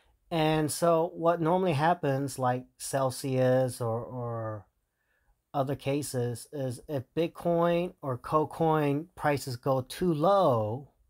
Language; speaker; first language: English; early bilingual, other home language; Korean